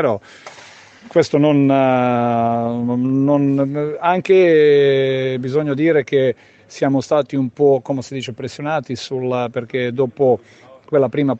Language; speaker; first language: Italian; non-native, fluent; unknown